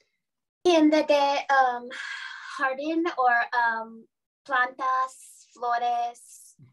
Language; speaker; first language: Spanish; non-native, learner; English